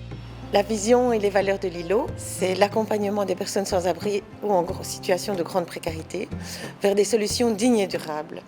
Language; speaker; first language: French; native; French